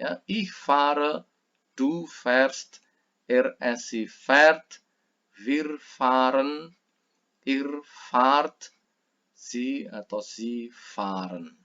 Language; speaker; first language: German; non-native, fluent; Indonesian